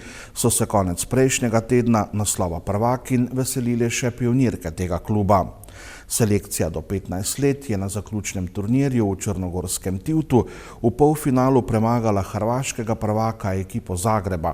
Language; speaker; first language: Slovenian; native; Slovenian